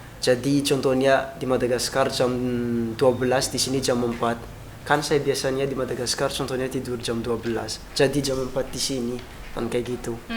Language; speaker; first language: Indonesian; non-native, fluent; Malagasy